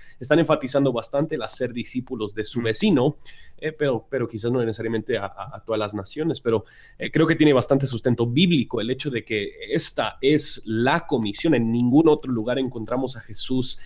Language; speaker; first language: Spanish; early bilingual, other home language; English